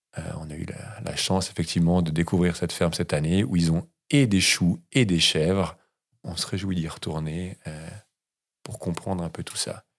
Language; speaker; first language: French; native; French